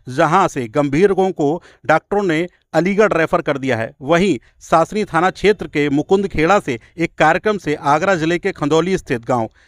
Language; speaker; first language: Hindi; native; Hindi